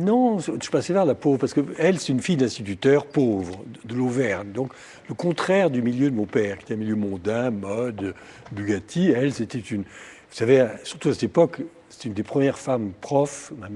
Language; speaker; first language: French; native; French